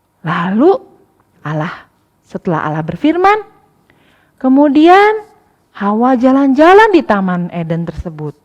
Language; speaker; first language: Indonesian; native; Indonesian